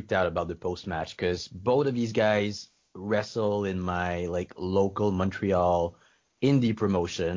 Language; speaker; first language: English; non-native, fluent; French